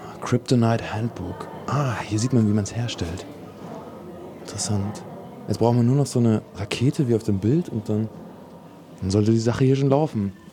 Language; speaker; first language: German; native; German